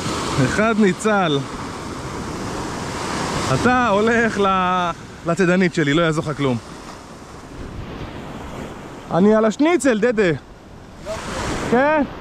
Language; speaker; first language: Hebrew; native; Hebrew